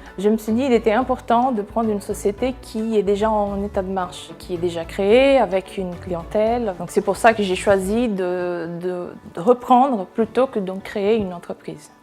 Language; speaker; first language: French; non-native, fluent; Portuguese